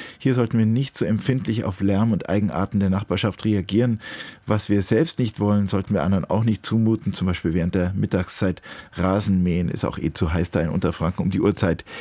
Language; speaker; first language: German; native; German